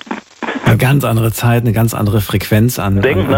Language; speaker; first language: German; native; German